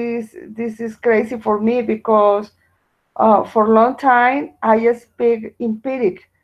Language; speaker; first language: English; non-native, learner; Spanish